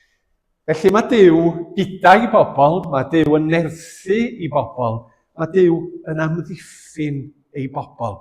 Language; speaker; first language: Welsh; native; Welsh